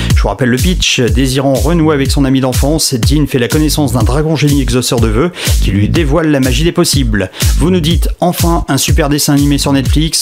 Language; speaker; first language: French; native; French